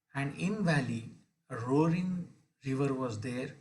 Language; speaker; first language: English; non-native, local second language; Marathi